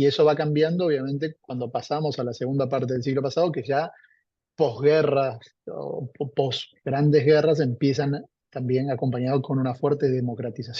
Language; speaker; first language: Spanish; native; Spanish